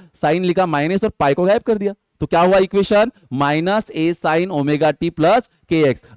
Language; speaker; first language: Hindi; non-native, local second language; Marathi